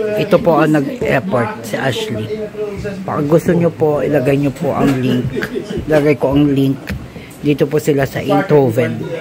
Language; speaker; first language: Filipino; native; Filipino